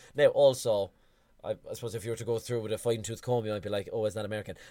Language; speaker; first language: English; native; English